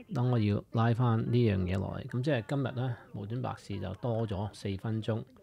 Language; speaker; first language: Cantonese; early bilingual, heritage; English